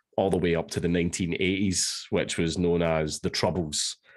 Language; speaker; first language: English; native; English